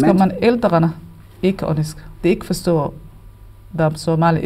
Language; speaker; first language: Danish; non-native, learner; Somali